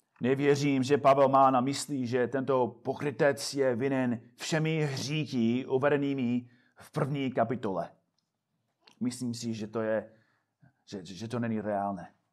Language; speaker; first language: Czech; non-native, fluent; English